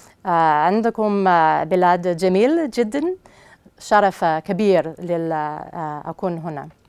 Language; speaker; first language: Arabic; non-native, learner; English